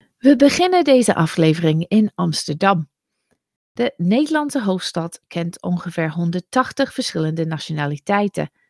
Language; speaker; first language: Dutch; non-native, fluent; English